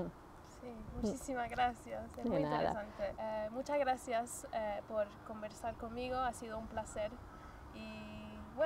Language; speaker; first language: Spanish; non-native, fluent; English